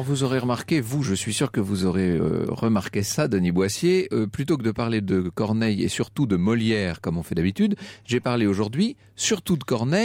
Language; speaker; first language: French; native; French